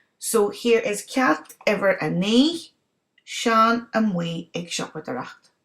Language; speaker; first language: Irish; non-native, local second language; English